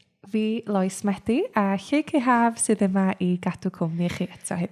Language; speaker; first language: Welsh; native; Welsh